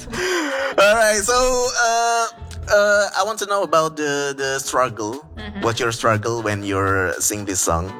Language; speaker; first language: English; non-native, fluent; Indonesian